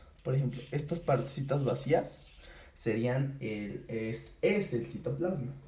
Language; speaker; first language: Spanish; native; Spanish